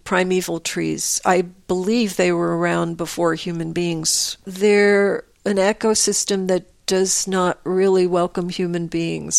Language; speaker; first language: English; native; English